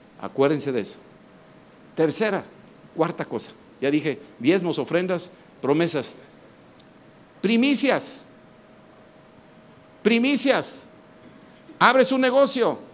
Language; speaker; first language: Spanish; native; Spanish